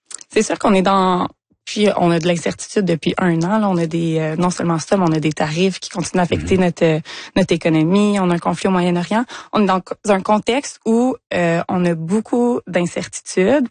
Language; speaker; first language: French; native; French